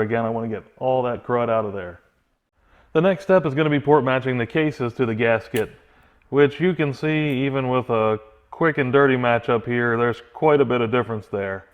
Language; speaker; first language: English; native; English